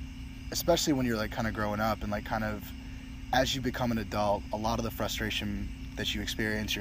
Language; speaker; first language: English; native; English